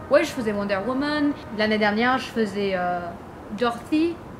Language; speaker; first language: French; non-native, fluent; English